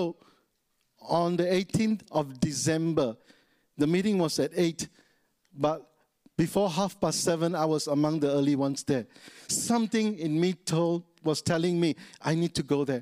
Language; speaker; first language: English; non-native, local second language; Tamil